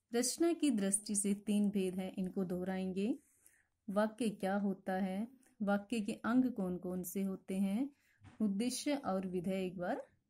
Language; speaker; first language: Hindi; native; Hindi